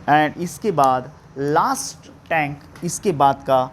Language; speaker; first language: Hindi; non-native, local second language; Marathi